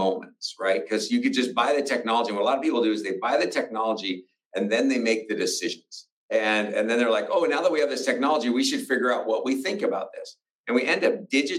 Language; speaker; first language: English; native; English